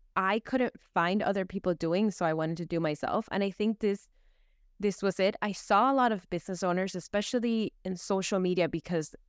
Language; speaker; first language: English; early bilingual, other home language; Spanish